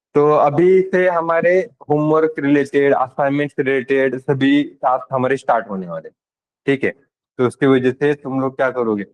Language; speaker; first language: Hindi; non-native, local second language; Marathi